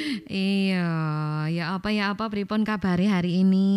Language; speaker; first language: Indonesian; non-native, local second language; Javanese